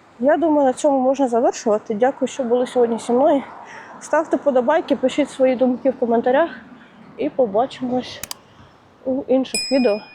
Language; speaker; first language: Ukrainian; non-native, local second language; Russian